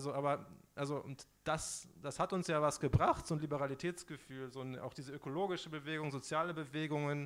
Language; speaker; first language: German; native; German